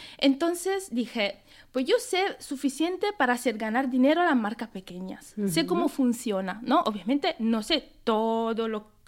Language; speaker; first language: Spanish; non-native, fluent; Italian